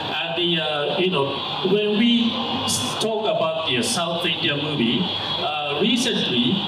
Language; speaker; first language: English; non-native, learner; Japanese